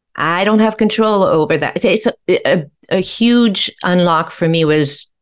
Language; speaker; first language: English; non-native, fluent; French